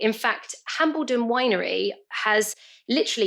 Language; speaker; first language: English; native; English